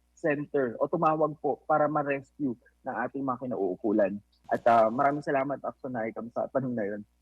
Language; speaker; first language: Filipino; non-native, local second language; Pangasinan